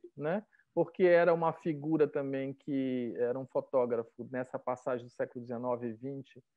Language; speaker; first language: Portuguese; native; Portuguese